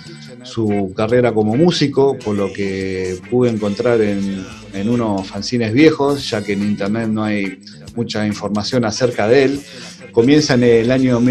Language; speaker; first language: Spanish; native; Spanish